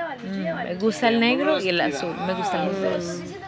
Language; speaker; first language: Spanish; early bilingual, heritage; Spanish